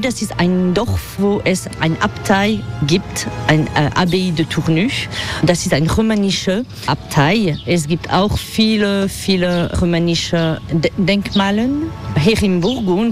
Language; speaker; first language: German; non-native, learner; French